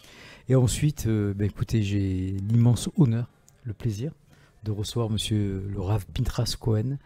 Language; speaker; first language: French; native; French